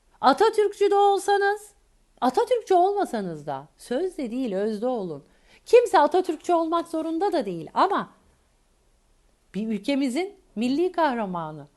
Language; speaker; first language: Turkish; native; Turkish